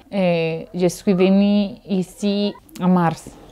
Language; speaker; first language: French; non-native, learner; Italian